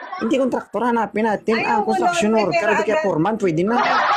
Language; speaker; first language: Filipino; non-native, local second language; Hiligaynon